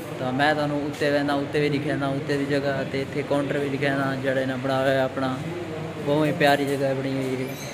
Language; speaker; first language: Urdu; non-native, local second language; Punjabi